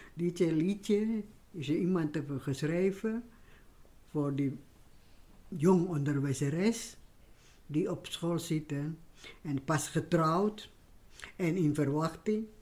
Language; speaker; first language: Dutch; non-native, learner; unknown